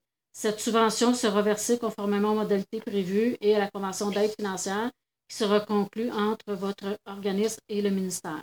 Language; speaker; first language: French; native; French